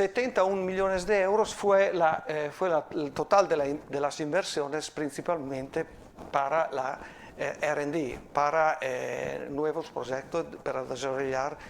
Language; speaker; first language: Spanish; non-native, fluent; Italian